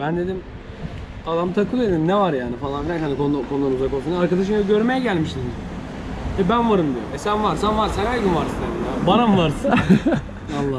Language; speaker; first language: Turkish; native; Turkish